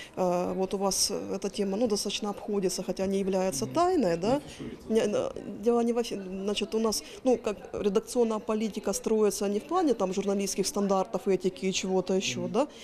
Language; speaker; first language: Russian; native; Russian